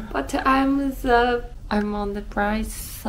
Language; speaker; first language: English; non-native, local second language; Chinese